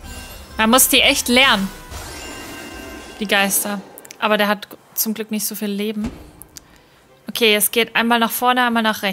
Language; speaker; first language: German; native; German